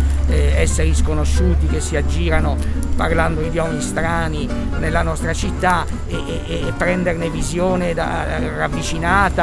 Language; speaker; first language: Italian; native; Italian